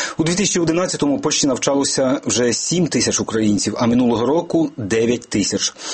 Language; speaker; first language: Ukrainian; native; Ukrainian